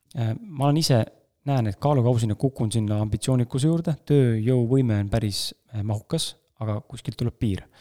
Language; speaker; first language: Estonian; native; Estonian